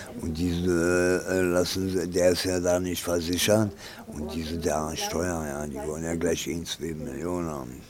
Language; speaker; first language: German; early bilingual, other home language; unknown